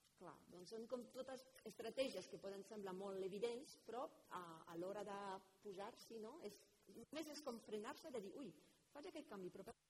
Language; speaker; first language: Catalan; non-native, fluent; French